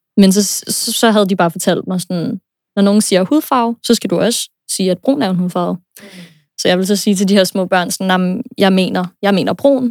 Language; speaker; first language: Danish; early bilingual, other home language; English